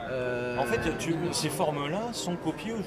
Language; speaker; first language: French; native; French